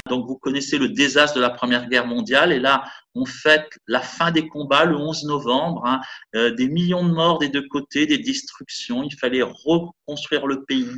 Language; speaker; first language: French; native; French